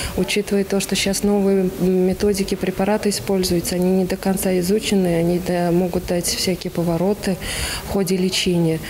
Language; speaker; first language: Russian; non-native, local second language; Turkmen